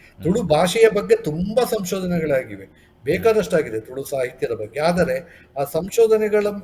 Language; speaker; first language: Kannada; non-native, local second language; Tulu